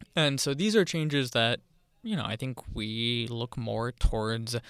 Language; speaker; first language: English; native; English